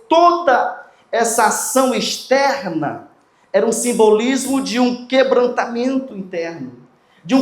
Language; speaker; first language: Portuguese; native; Portuguese